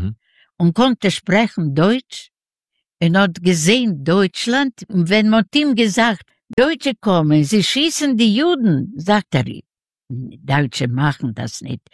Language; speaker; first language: German; non-native, learner; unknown